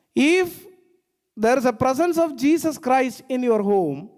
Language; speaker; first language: English; non-native, local second language; Malayalam